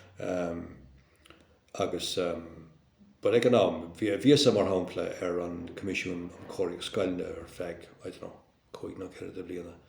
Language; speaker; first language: Irish; non-native, local second language; English